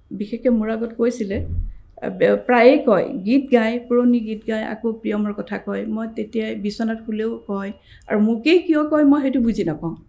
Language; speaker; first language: Assamese; native; Assamese